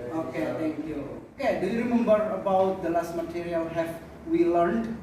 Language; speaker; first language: English; non-native, learner; Indonesian